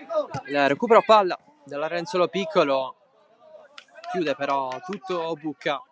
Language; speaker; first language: Italian; native; Italian